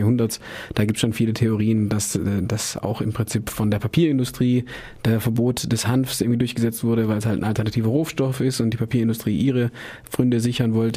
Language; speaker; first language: German; native; German